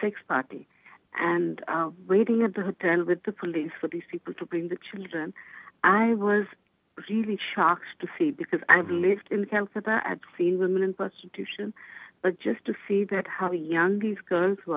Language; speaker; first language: English; non-native, local second language; Bangla